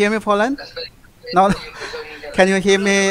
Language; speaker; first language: English; non-native, local second language; Malay